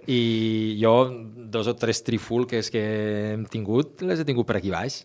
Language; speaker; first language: Catalan; native; Catalan